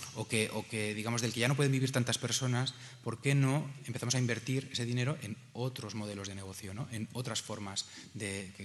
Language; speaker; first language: Spanish; native; Spanish